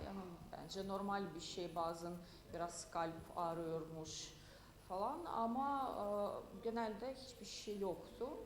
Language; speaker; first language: Turkish; non-native, fluent; Russian